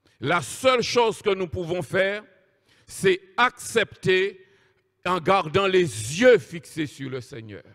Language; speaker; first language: French; native; French